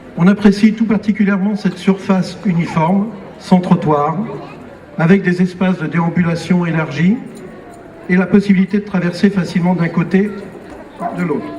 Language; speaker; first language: French; native; French